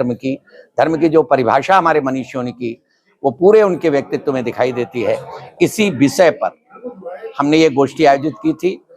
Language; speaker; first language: Hindi; native; Hindi